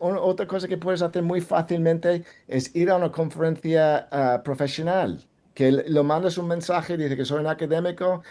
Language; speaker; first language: Spanish; non-native, fluent; English